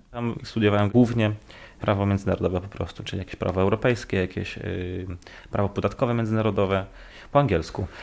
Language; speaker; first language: Polish; native; Polish